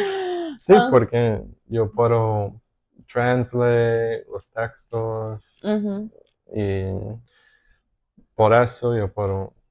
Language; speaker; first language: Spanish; non-native, learner; English